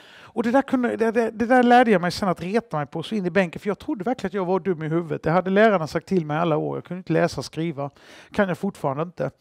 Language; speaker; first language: Swedish; native; Swedish